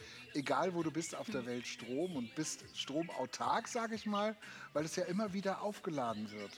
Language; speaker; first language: German; native; German